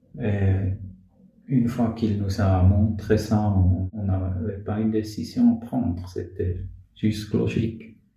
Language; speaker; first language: French; non-native, local second language; Swiss German